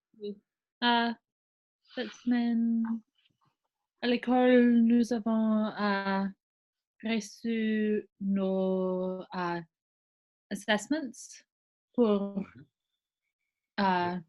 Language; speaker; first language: French; non-native, learner; English